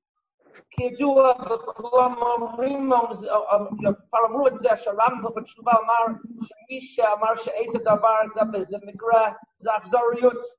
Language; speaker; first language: Hebrew; non-native, fluent; English